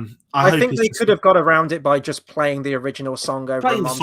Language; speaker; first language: English; native; English